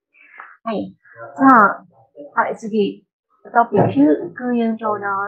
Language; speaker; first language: Japanese; non-native, learner; Khmer